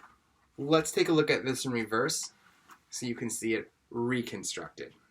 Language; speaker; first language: English; native; English